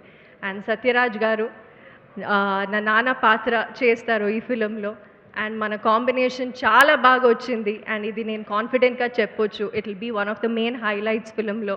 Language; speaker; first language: Telugu; non-native, local second language; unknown